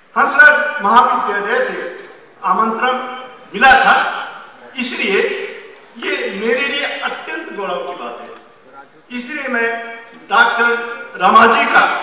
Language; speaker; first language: Hindi; non-native, fluent; Japanese